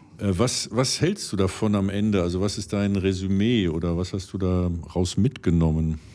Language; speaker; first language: German; native; German